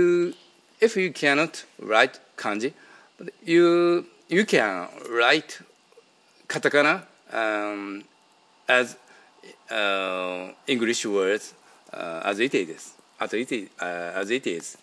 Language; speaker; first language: English; non-native, learner; Japanese